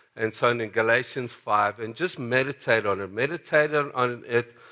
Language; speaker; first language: English; native; English